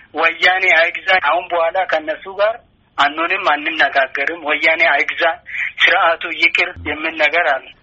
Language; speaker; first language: Amharic; non-native, local second language; Oromo